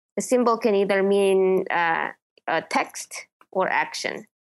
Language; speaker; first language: English; non-native, fluent; Korean